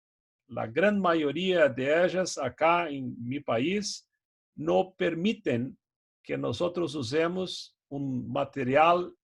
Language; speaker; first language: Spanish; non-native, fluent; Portuguese